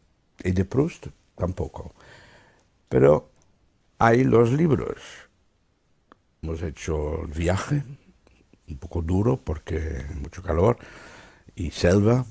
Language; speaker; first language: Spanish; non-native, fluent; Dutch